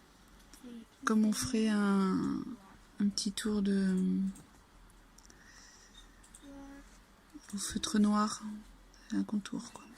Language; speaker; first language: French; native; French